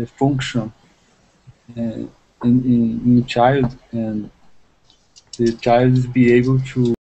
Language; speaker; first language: English; non-native, learner; Portuguese